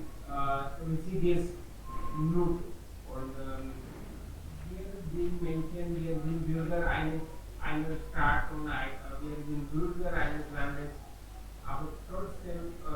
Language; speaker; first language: German; non-native, learner; Hindi